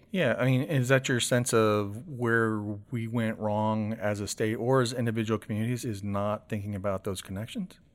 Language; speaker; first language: English; native; English